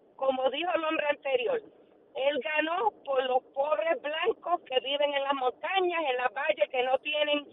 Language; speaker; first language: Spanish; early bilingual, heritage; Spanish